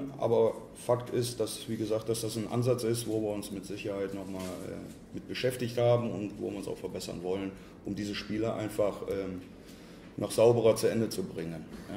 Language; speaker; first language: German; native; German